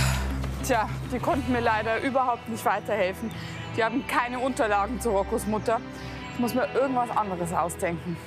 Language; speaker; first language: German; native; German